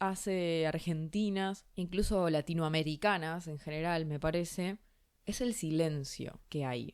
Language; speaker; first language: Spanish; native; Spanish